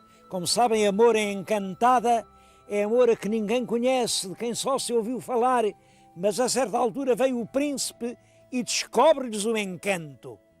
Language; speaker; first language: Portuguese; native; Portuguese